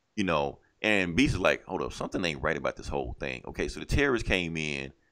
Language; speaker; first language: English; native; English